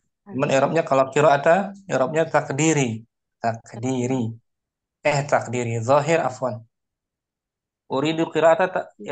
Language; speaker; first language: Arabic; non-native, fluent; Indonesian